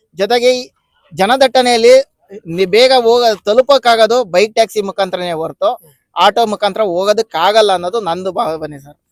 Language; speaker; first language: Kannada; native; Kannada